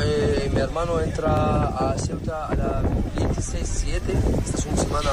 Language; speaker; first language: Spanish; non-native, learner; Arabic